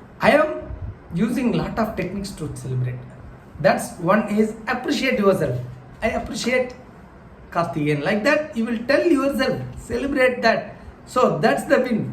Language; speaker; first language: English; non-native, local second language; Tamil